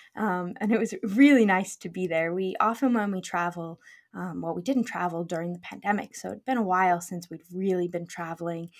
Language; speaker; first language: English; native; English